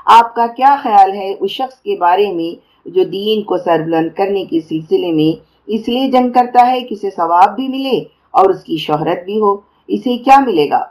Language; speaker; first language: Urdu; native; Urdu